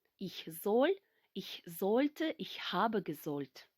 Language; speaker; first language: German; non-native, fluent; Ukrainian